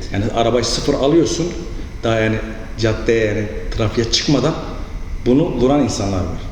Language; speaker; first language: Turkish; non-native, local second language; Kurdish